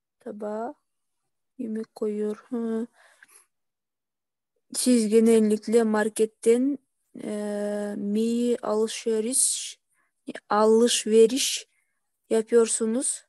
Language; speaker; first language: Turkish; non-native, learner; Kyrgyz